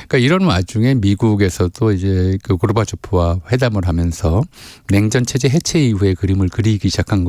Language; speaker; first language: Korean; native; Korean